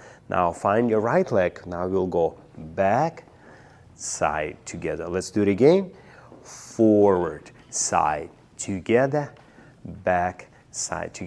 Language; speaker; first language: English; non-native, fluent; Russian